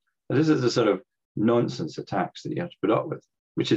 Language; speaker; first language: English; native; English